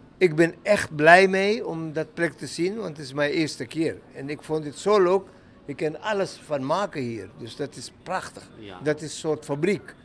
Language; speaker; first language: Dutch; non-native, learner; Arabic